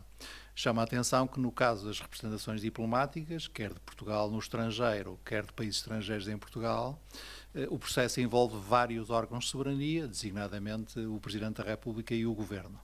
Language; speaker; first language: Portuguese; native; Portuguese